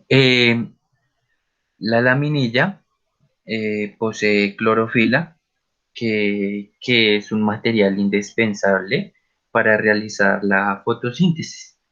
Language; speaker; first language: Spanish; native; Spanish